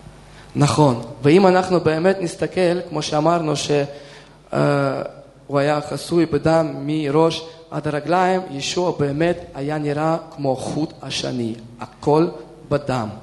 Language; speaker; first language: Hebrew; non-native, fluent; Russian